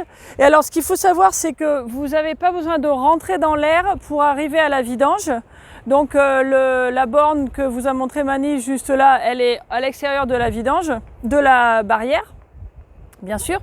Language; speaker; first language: French; native; French